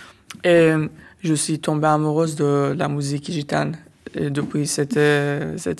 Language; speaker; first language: French; non-native, learner; Persian